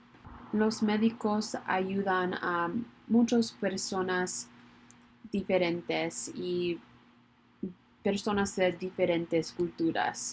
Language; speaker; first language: Spanish; non-native, learner; English